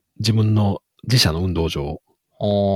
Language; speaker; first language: Japanese; native; Japanese